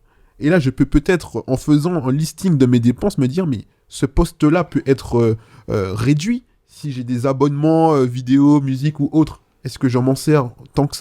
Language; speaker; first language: French; native; French